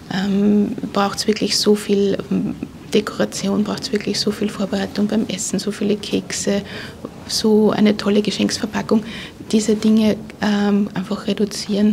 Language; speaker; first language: German; native; German